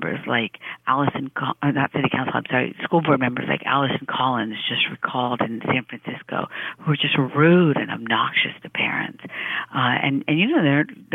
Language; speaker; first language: English; early bilingual, other home language; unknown